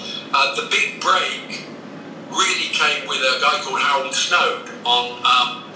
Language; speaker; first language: English; native; English